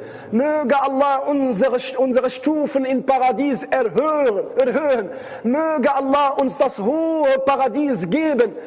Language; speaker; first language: German; non-native, fluent; Arabic